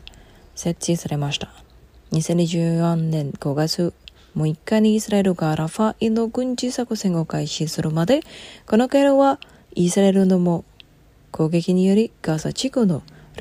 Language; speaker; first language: Japanese; non-native, fluent; Indonesian